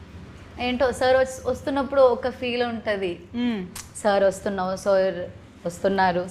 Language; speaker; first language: Telugu; non-native, learner; Malayalam